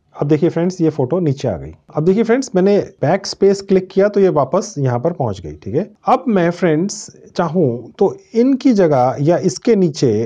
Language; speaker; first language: Hindi; native; Hindi